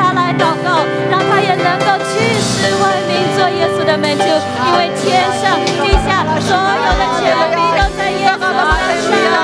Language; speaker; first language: Chinese; native; Chinese